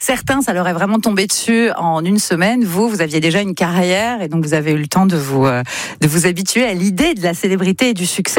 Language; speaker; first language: French; native; French